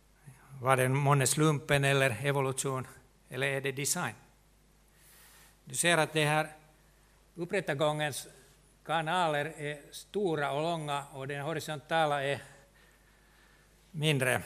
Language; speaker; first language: Swedish; non-native, local second language; Finnish